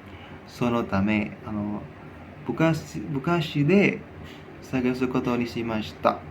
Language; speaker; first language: Japanese; non-native, learner; Indonesian